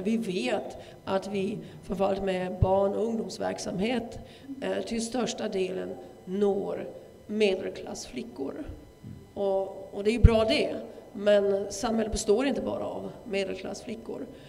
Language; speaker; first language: Swedish; non-native, fluent; German